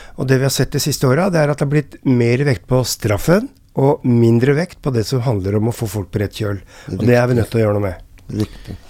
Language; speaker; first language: Norwegian; native; Norwegian